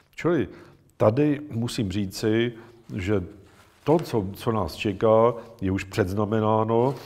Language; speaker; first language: Czech; native; Czech